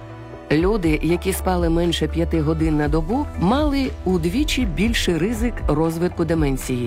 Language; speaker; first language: Ukrainian; native; Ukrainian